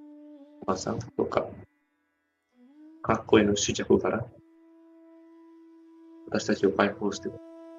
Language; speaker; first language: Japanese; non-native, fluent; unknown